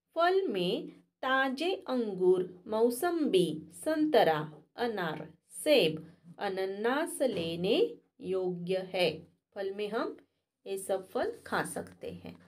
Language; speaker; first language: Hindi; non-native, local second language; Marathi